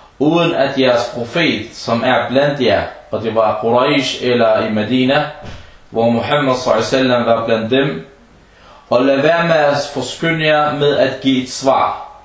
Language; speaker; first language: Danish; early bilingual, other home language; Arabic